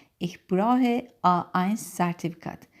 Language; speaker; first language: German; non-native, fluent; Turkish